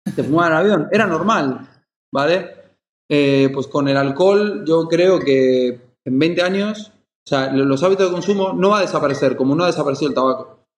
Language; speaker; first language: Spanish; native; Spanish